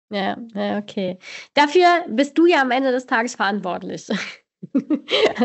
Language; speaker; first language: German; native; German